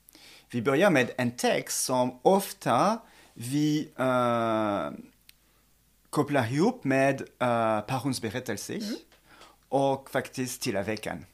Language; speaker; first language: Swedish; non-native, fluent; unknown